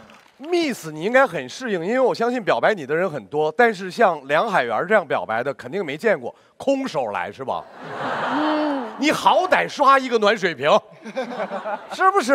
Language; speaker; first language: Chinese; native; Chinese